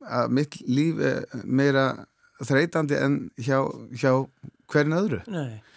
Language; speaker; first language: Icelandic; non-native, fluent; Faroese